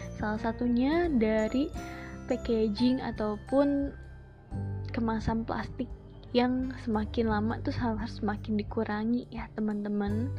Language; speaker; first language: Indonesian; native; Indonesian